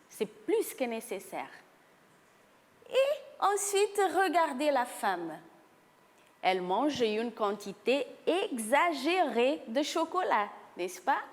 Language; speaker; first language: French; non-native, fluent; Portuguese